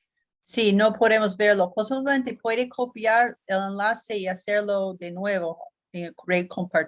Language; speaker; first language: Spanish; non-native, learner; English